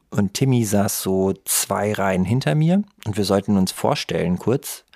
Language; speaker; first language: German; early bilingual, other home language; Russian